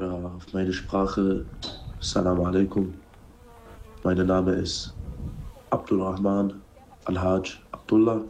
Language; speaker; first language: German; non-native, fluent; Arabic